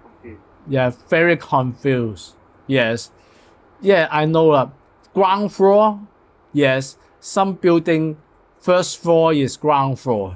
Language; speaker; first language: English; non-native, learner; Cantonese